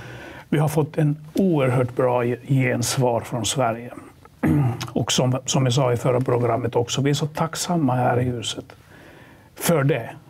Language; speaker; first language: Swedish; non-native, local second language; Finnish